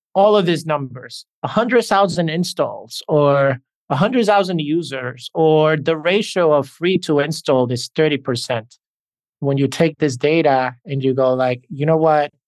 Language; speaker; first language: English; early bilingual, other home language; Spanish